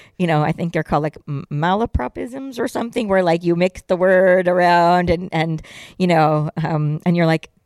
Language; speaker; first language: English; native; English